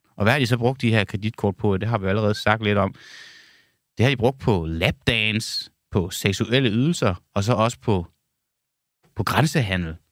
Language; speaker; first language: Danish; native; Danish